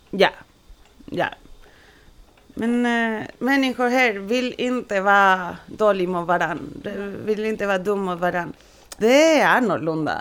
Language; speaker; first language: Swedish; non-native, learner; Spanish